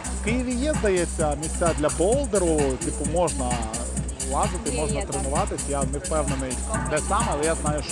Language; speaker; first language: Ukrainian; native; Ukrainian